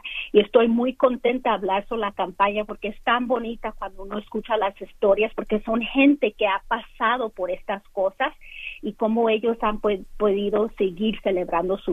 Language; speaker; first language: Spanish; early bilingual, other home language; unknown